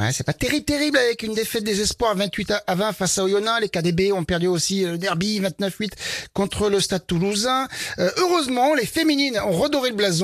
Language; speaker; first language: French; native; French